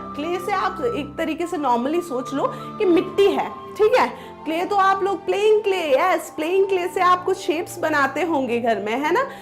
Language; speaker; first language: Hindi; non-native, local second language; Gujarati